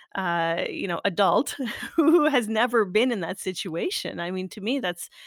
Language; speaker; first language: English; native; English